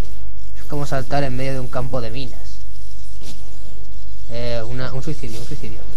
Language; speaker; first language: Spanish; native; Spanish